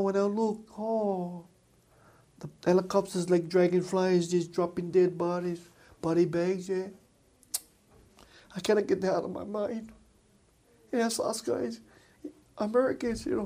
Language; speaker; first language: English; native; English